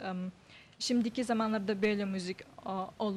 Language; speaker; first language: Turkish; non-native, learner; Yakut